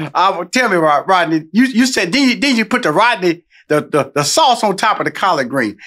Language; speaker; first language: English; native; English